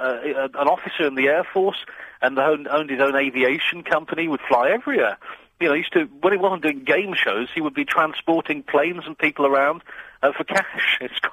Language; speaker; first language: English; native; English